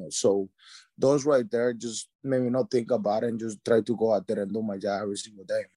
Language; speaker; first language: English; non-native, learner; Spanish